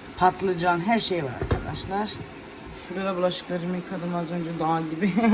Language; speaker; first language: Turkish; early bilingual, heritage; Turkish